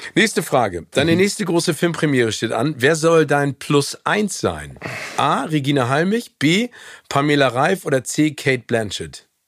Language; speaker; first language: German; native; German